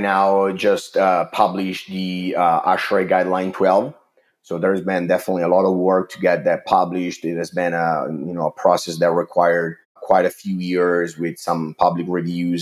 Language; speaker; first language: English; non-native, fluent; Italian